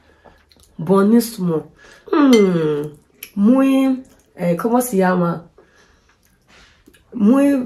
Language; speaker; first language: Spanish; non-native, learner; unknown